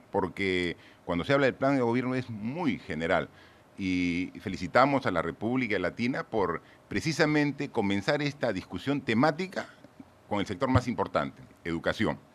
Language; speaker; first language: Spanish; native; Spanish